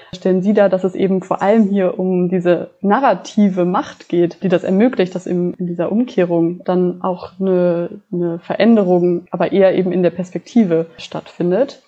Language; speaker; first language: German; native; German